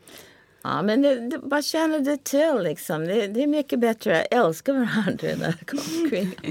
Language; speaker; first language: Swedish; non-native, fluent; English